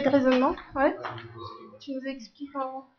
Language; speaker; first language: French; native; French